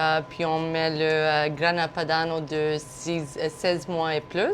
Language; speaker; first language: French; non-native, local second language; English